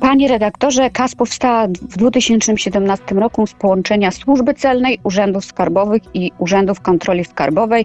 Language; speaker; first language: Polish; native; Polish